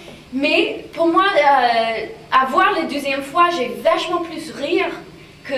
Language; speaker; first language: French; non-native, fluent; English